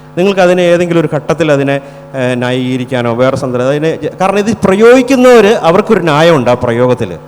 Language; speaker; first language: Malayalam; native; Malayalam